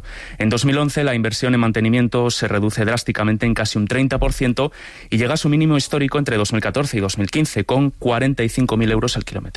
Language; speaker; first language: Spanish; native; Spanish